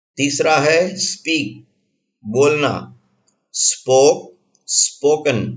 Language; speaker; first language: Hindi; non-native, local second language; Gujarati